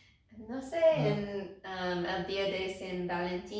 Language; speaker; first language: Spanish; non-native, learner; English